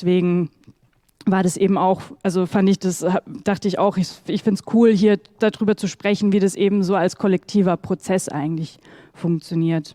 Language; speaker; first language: German; native; German